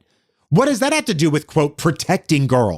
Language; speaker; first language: English; native; English